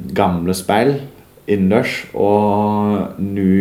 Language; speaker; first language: Norwegian; non-native, fluent; German